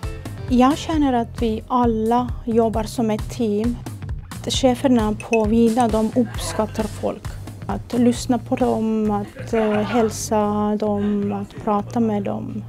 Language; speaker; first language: Swedish; non-native, learner; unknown